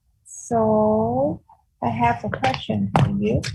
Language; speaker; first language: English; non-native, fluent; Vietnamese